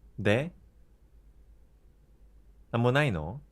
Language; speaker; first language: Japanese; non-native, fluent; Korean